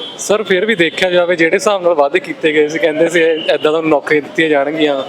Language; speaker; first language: Punjabi; native; Punjabi